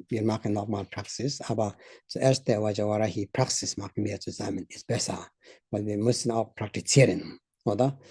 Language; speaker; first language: German; non-native, learner; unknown